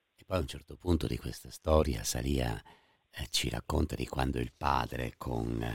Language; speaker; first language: Italian; native; Italian